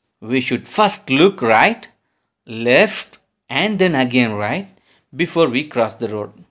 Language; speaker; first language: English; non-native, local second language; Tamil